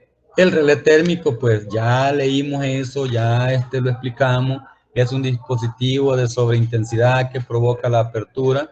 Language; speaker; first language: Spanish; native; Spanish